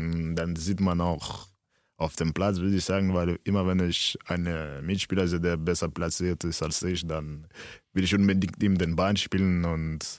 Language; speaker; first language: German; early bilingual, other home language; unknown